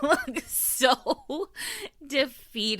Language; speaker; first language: English; native; English